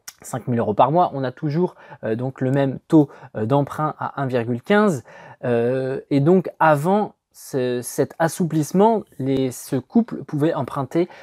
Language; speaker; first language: French; native; French